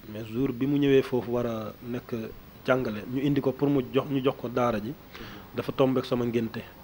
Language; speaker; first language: Wolof; non-native, local second language; Fula